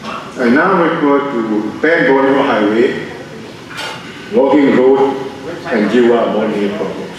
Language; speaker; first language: English; non-native, local second language; Malay